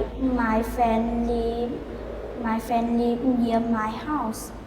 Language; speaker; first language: English; non-native, learner; Vietnamese